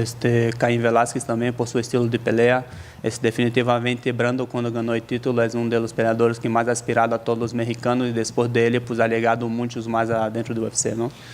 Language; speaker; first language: Spanish; native; Spanish